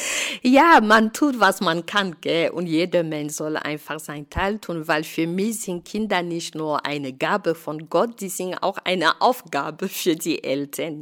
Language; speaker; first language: German; non-native, fluent; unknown